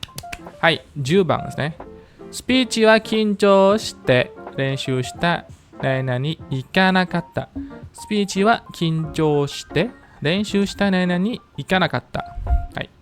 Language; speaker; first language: Japanese; non-native, fluent; Indonesian